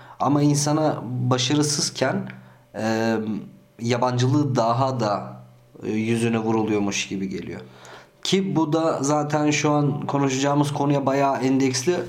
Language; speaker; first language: Turkish; early bilingual, heritage; Turkish